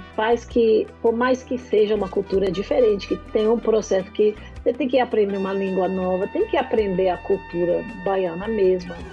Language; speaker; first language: Portuguese; non-native, fluent; English